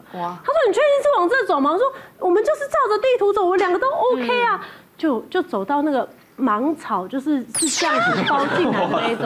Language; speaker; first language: Chinese; native; Chinese